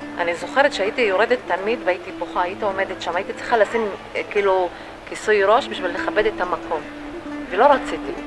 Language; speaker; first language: Hebrew; non-native, local second language; Arabic